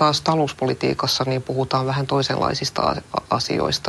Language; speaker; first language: Finnish; non-native, local second language; Swedish